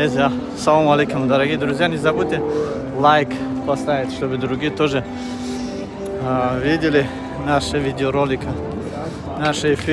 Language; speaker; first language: Russian; non-native, fluent; Tajik